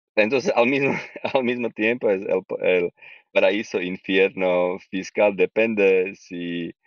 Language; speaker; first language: Spanish; non-native, learner; Slovak